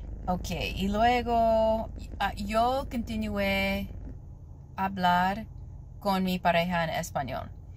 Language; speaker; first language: Spanish; non-native, learner; English